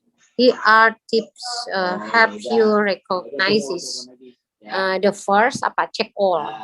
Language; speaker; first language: English; non-native, learner; Indonesian